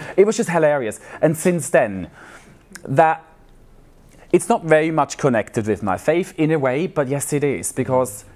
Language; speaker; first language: English; non-native, fluent; Swiss German